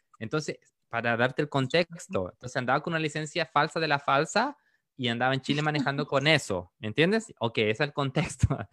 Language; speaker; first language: Spanish; native; Spanish